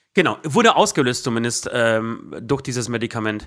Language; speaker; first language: German; non-native, fluent; Polish